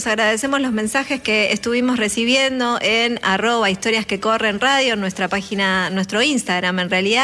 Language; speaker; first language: Spanish; native; Spanish